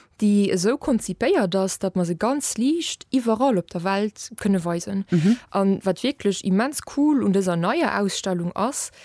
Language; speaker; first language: Luxembourgish; native; Luxembourgish